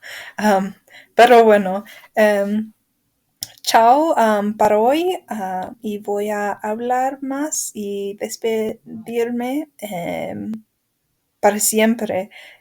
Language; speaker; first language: Spanish; non-native, fluent; English